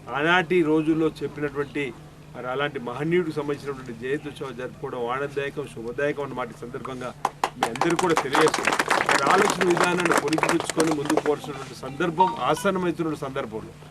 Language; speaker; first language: Telugu; native; Telugu